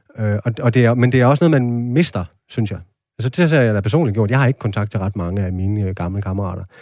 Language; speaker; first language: Danish; native; Danish